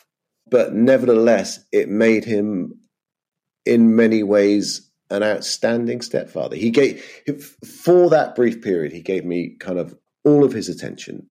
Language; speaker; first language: English; native; English